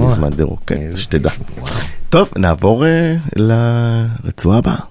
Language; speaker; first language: Hebrew; native; Hebrew